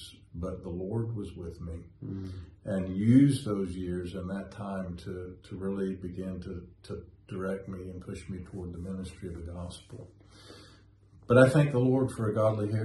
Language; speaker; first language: English; native; English